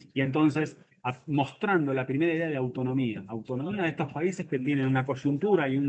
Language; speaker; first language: Spanish; native; Spanish